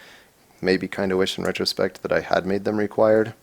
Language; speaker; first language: English; native; English